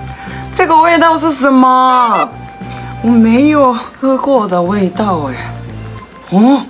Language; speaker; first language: Chinese; non-native, learner; Japanese